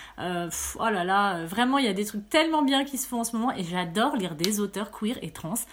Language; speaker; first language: French; early bilingual, other home language; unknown